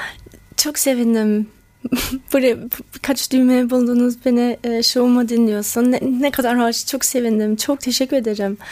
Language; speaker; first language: Turkish; early bilingual, heritage; Turkish